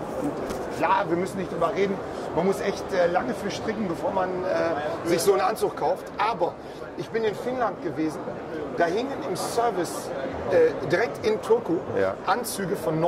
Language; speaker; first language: German; native; German